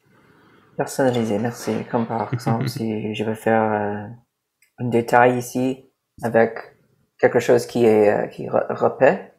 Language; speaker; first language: French; non-native, learner; English